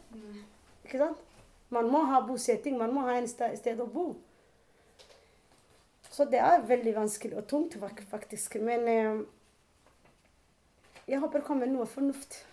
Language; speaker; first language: Norwegian; non-native, learner; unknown